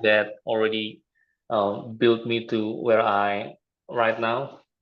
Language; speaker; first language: English; non-native, fluent; Indonesian